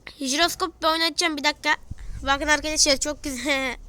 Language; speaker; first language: Turkish; native; Turkish